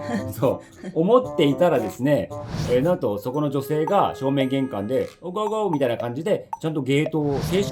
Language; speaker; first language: Japanese; native; Japanese